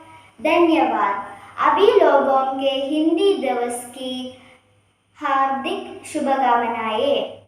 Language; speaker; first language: Hindi; non-native, local second language; Malayalam